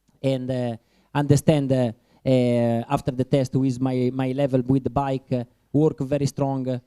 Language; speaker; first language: English; non-native, learner; Italian